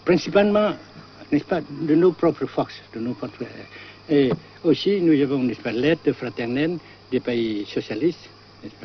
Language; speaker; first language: French; non-native, fluent; Vietnamese